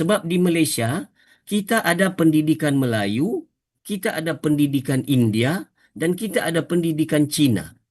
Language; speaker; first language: Malay; native; Malay